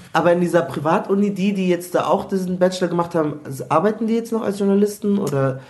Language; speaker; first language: German; early bilingual, other home language; Igbo